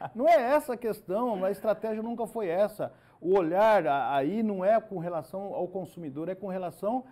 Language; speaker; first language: Portuguese; native; Portuguese